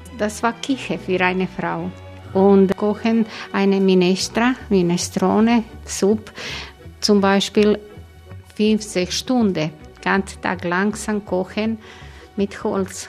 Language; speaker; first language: German; non-native, learner; Croatian